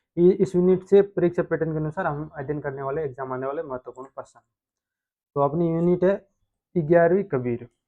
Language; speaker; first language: Hindi; native; Hindi